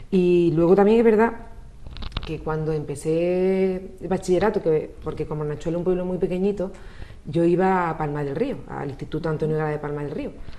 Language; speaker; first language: Spanish; native; Spanish